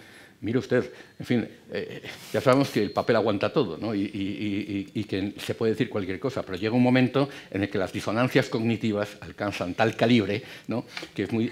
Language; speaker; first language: Spanish; native; Spanish